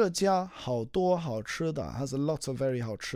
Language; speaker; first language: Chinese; non-native, learner; English